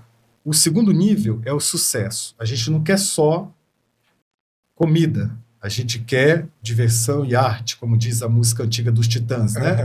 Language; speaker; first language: Portuguese; native; Portuguese